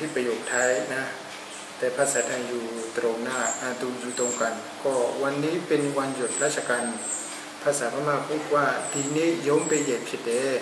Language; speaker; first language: Thai; non-native, fluent; Burmese